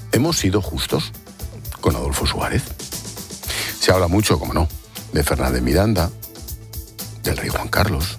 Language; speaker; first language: Spanish; native; Spanish